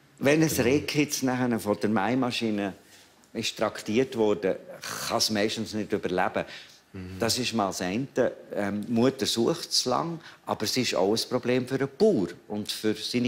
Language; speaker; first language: German; native; German